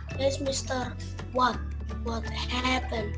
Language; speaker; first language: English; non-native, learner; Indonesian